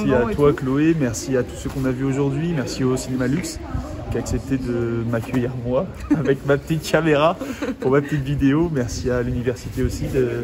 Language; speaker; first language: French; native; French